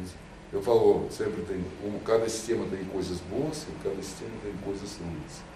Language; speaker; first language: Portuguese; non-native, learner; Russian